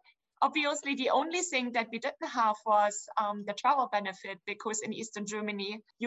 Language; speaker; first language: English; non-native, fluent; German